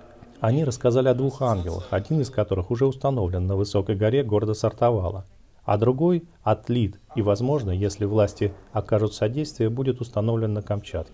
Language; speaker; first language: Russian; native; Russian